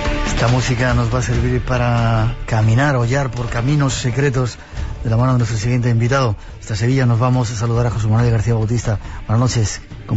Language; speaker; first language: Spanish; native; Spanish